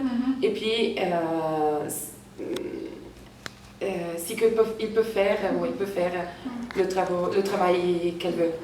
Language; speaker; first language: French; non-native, fluent; Italian